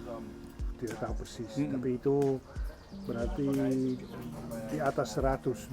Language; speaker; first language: Indonesian; non-native, fluent; Dutch